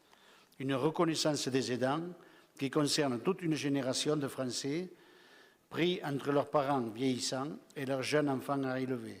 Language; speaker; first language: French; native; French